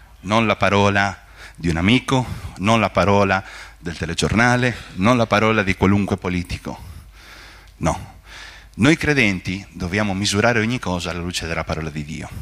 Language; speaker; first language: Italian; non-native, fluent; Spanish